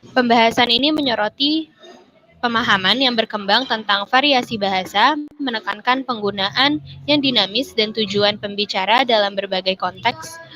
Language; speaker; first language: Indonesian; native; Indonesian